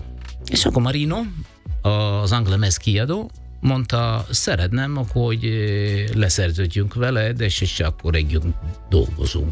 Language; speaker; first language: Hungarian; non-native, fluent; Italian